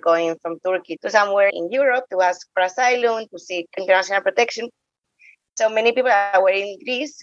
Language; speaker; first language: English; non-native, fluent; Spanish